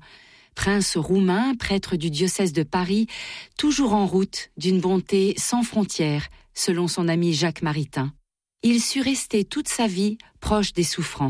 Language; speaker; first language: French; native; French